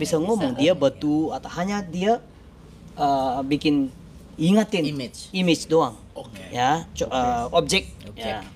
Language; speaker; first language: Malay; non-native, learner; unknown